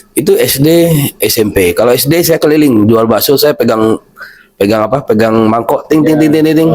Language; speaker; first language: Indonesian; native; Indonesian